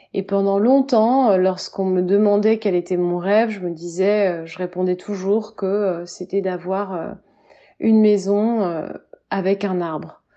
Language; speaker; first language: French; native; French